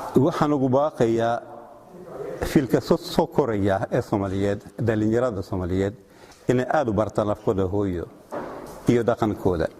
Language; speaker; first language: Somali; non-native, fluent; Russian